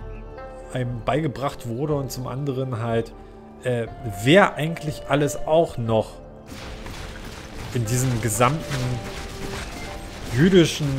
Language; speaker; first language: German; native; German